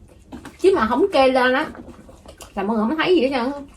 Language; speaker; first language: Vietnamese; native; Vietnamese